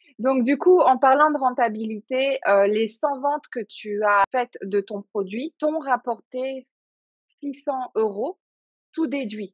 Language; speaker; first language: French; native; French